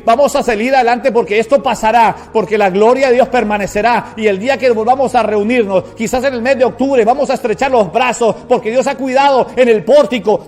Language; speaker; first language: Spanish; native; Spanish